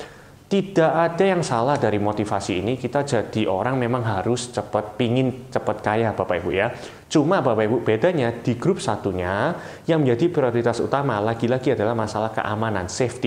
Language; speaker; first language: Indonesian; native; Indonesian